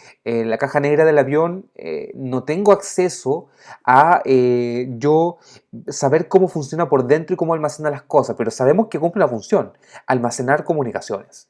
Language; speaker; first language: Spanish; native; Spanish